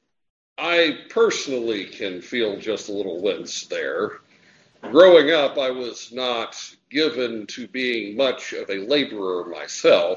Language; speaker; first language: English; native; English